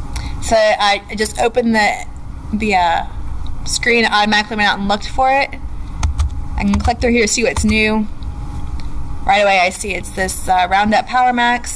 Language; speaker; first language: English; native; English